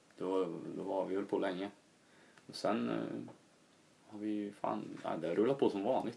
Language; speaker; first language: Swedish; native; Swedish